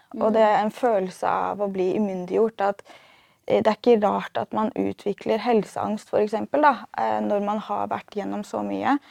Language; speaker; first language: Norwegian; native; Norwegian